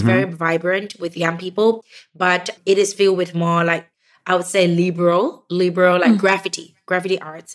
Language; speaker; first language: English; non-native, local second language; Chinese